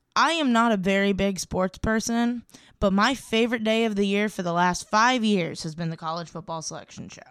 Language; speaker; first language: English; native; English